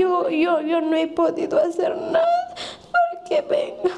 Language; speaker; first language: Spanish; native; Spanish